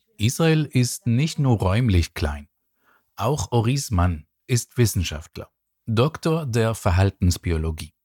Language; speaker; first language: German; non-native, fluent; Hebrew